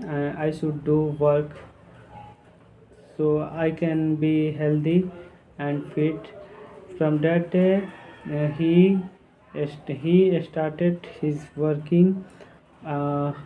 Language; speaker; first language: English; non-native, learner; Hindi